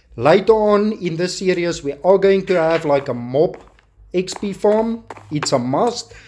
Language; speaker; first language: English; non-native, local second language; Afrikaans